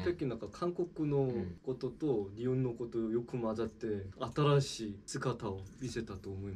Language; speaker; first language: Japanese; non-native, fluent; Korean